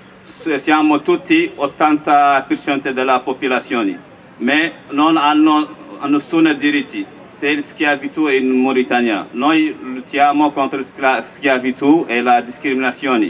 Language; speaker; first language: Italian; non-native, learner; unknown